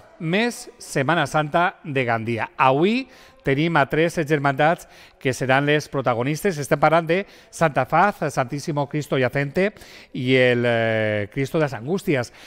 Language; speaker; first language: Catalan; native; Catalan